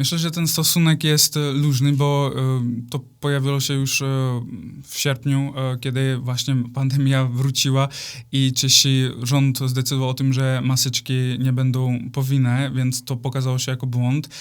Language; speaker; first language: Polish; non-native, fluent; Czech